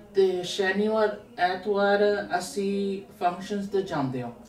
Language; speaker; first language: Punjabi; non-native, learner; Samoan